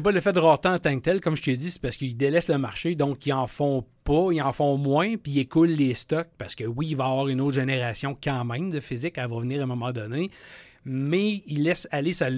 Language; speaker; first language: French; native; French